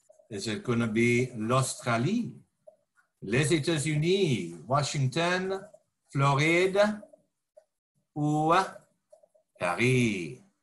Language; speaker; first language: French; non-native, fluent; English